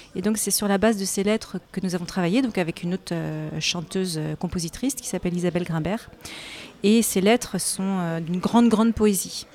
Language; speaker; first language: French; native; French